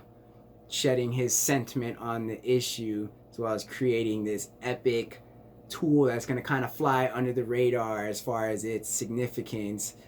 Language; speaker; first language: English; native; English